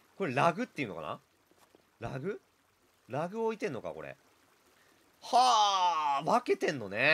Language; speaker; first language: Japanese; native; Japanese